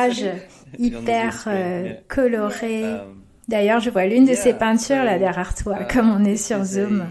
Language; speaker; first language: French; native; French